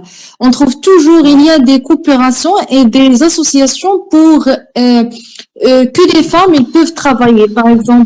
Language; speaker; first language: French; non-native, learner; Arabic